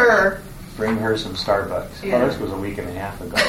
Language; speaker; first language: English; native; English